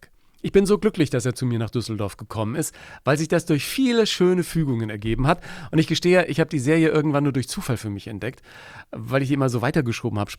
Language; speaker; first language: German; native; German